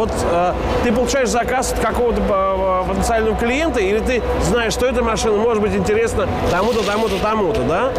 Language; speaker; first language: Russian; native; Russian